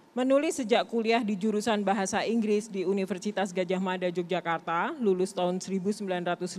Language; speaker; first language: Indonesian; native; Indonesian